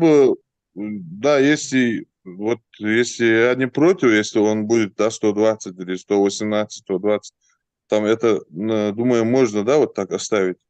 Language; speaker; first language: Russian; native; Russian